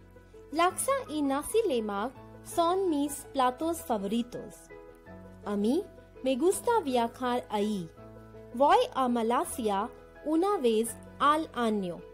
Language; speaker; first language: Spanish; non-native, learner; Hindi